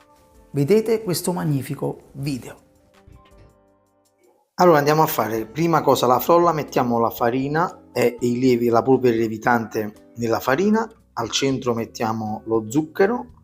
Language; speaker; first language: Italian; native; Italian